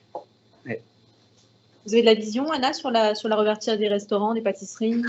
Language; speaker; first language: French; native; French